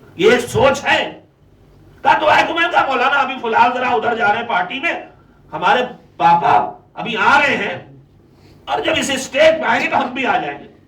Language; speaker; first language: Urdu; native; Urdu